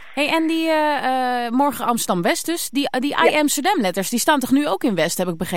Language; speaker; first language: Dutch; native; Dutch